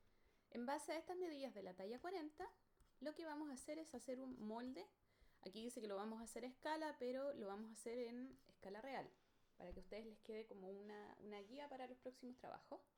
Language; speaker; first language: Spanish; native; Spanish